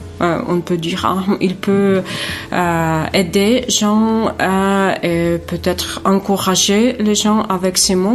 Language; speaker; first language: French; non-native, fluent; Ukrainian